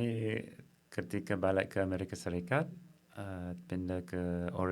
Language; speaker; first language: Indonesian; non-native, fluent; English